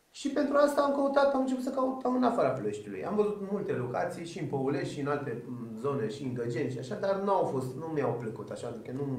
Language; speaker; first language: Romanian; early bilingual, other home language; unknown